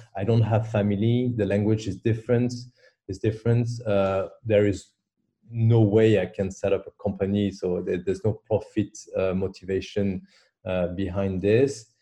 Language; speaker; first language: English; non-native, fluent; French